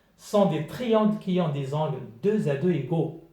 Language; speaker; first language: French; non-native, local second language; Arabic